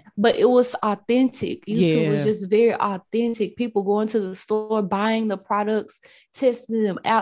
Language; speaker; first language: English; native; English